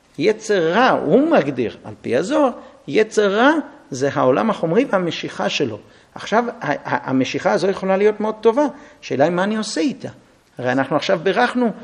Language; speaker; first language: Hebrew; non-native, fluent; English